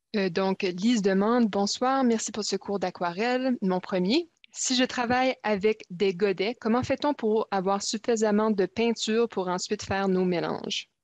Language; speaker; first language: French; native; French